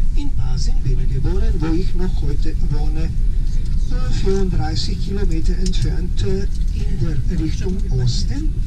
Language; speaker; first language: German; non-native, fluent; Croatian